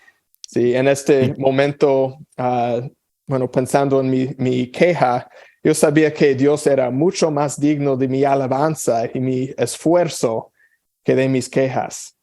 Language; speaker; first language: Spanish; non-native, fluent; English